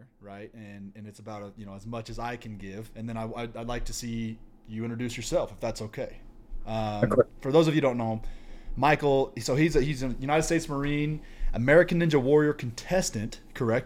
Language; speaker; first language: English; native; English